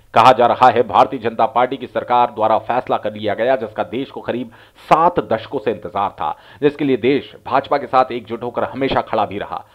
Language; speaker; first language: Hindi; native; Hindi